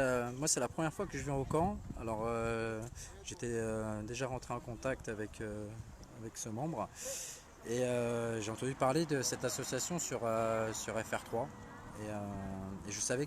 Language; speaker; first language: French; native; French